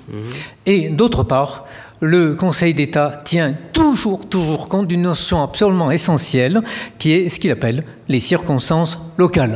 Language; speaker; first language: French; native; French